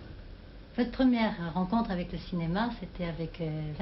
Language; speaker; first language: French; native; French